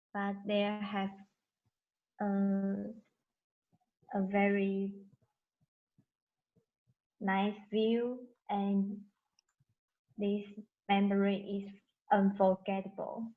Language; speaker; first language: English; non-native, learner; Chinese